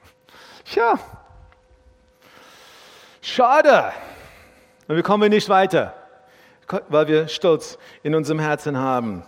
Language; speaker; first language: German; non-native, fluent; English